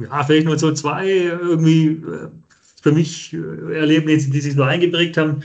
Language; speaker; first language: German; native; German